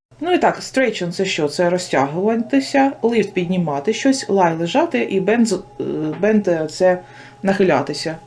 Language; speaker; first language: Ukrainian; native; Ukrainian